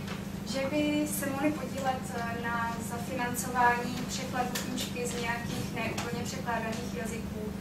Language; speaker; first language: Czech; native; Czech